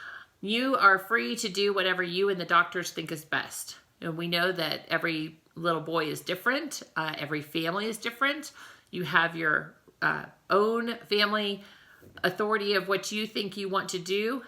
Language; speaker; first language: English; native; English